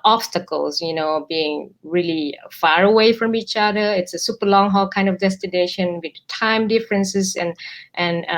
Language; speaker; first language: English; non-native, fluent; Thai